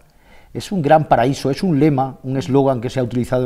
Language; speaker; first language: Spanish; native; Spanish